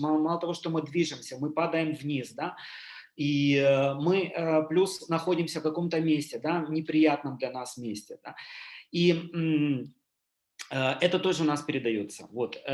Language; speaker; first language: Russian; native; Russian